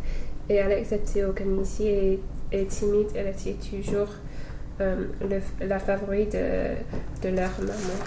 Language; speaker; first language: French; non-native, fluent; English